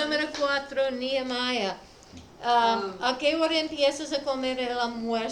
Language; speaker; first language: Spanish; non-native, fluent; English